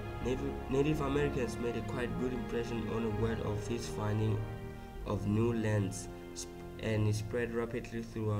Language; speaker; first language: English; non-native, fluent; Southern Sotho